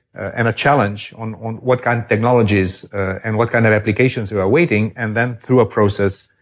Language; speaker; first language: English; non-native, fluent; Romanian